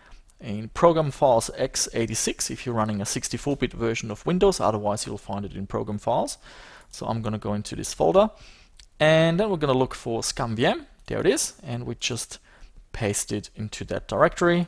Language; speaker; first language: English; native; English